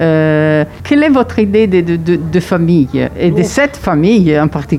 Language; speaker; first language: French; non-native, fluent; Italian